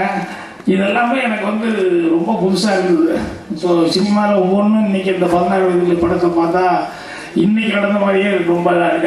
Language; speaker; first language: Tamil; native; Tamil